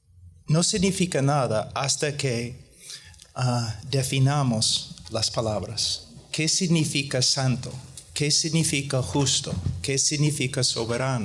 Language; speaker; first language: Spanish; non-native, fluent; English